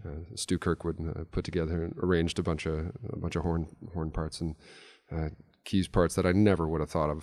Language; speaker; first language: English; native; English